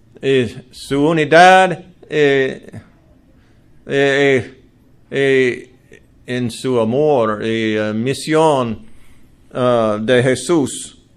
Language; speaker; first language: Spanish; non-native, learner; English